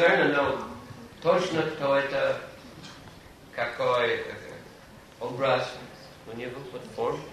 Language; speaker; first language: Russian; non-native, fluent; English